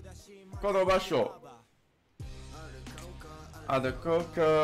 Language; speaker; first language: Japanese; non-native, learner; English